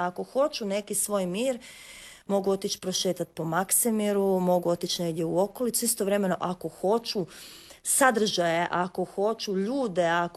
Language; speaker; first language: Croatian; native; Croatian